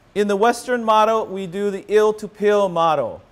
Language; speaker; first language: English; native; English